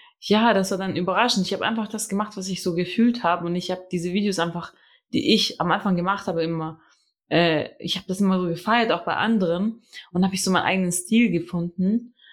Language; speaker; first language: German; early bilingual, other home language; Albanian